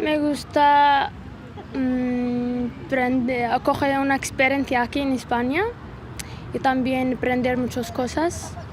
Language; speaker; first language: Spanish; non-native, learner; Arabic